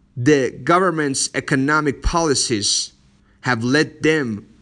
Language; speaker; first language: English; non-native, fluent; Persian